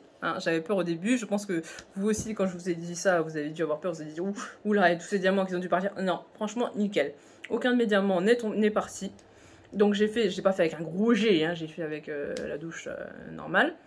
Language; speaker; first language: French; native; French